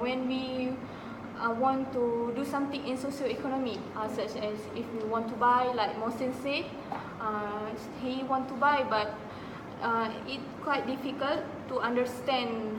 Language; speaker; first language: English; non-native, local second language; Malay